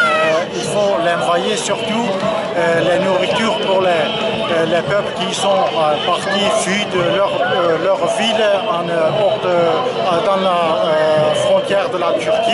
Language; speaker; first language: French; non-native, learner; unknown